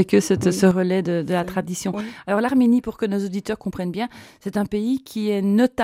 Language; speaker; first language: French; native; French